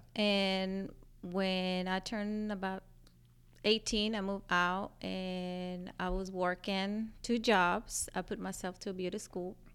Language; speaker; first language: English; non-native, fluent; Spanish